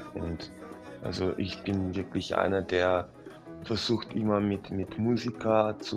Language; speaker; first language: German; non-native, fluent; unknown